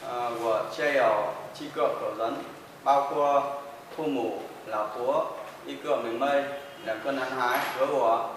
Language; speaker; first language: Chinese; non-native, learner; Vietnamese